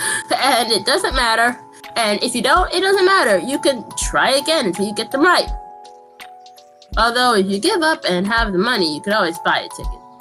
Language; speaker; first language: English; native; English